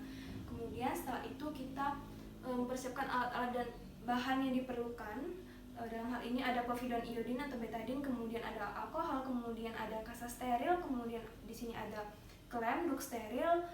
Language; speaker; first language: Indonesian; native; Indonesian